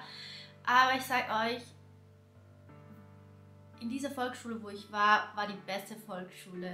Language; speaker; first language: German; early bilingual, other home language; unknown